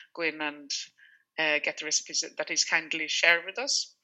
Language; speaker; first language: English; non-native, fluent; Swedish